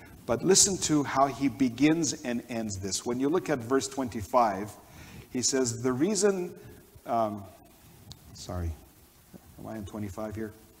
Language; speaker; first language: English; non-native, fluent; Armenian